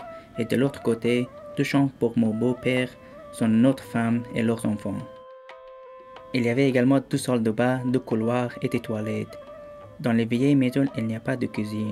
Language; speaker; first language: French; non-native, learner; Persian